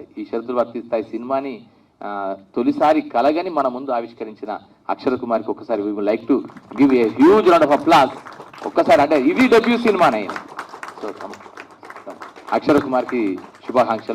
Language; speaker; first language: Telugu; native; Telugu